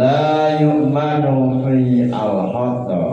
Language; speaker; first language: Arabic; non-native, fluent; Javanese